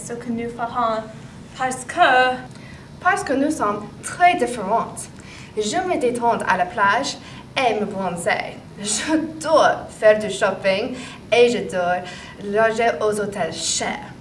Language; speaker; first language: French; non-native, learner; English